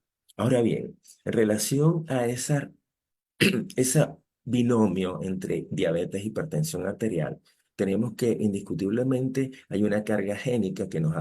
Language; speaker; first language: Spanish; native; Spanish